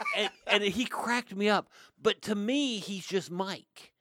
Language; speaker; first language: English; native; English